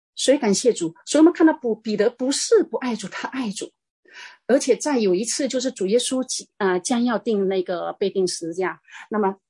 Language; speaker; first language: Chinese; native; Chinese